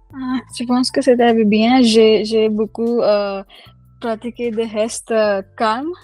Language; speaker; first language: French; non-native, learner; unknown